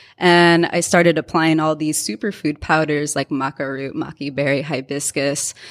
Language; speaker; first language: English; early bilingual, other home language; Spanish